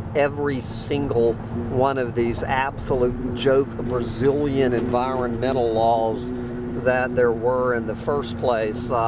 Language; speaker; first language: English; native; English